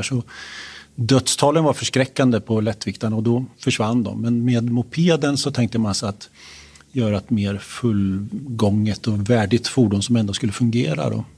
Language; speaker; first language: Swedish; native; Swedish